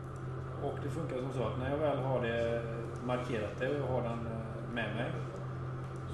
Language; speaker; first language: Swedish; native; Swedish